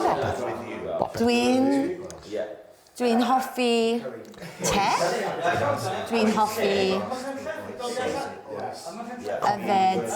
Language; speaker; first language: Welsh; non-native, learner; English